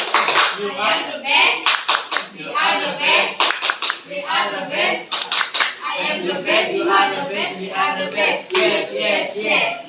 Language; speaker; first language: English; non-native, learner; Indonesian